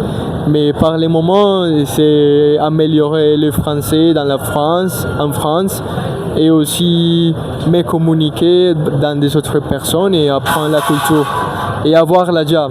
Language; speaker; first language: French; non-native, learner; Spanish